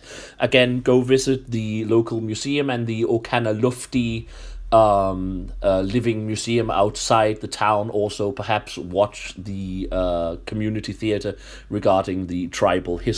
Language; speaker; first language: English; non-native, fluent; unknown